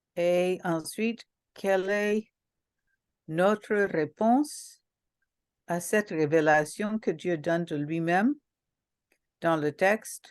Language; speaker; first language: French; non-native, local second language; Haitian Creole